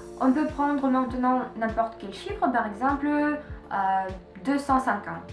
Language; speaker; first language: French; non-native, learner; Russian